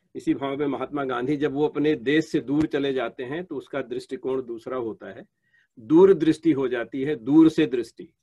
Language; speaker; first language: Hindi; native; Hindi